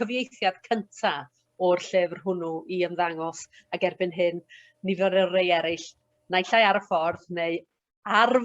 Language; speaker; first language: Welsh; native; Welsh